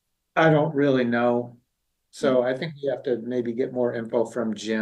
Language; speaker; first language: English; native; English